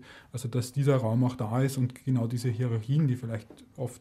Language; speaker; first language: German; native; German